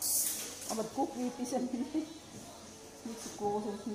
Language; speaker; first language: German; non-native, learner; Thai